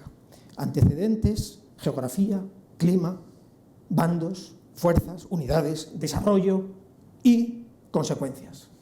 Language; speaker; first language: Spanish; native; Spanish